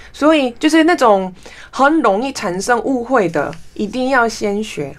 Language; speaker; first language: Chinese; non-native, fluent; Korean